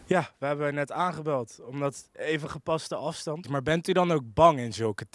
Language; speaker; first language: Dutch; native; Dutch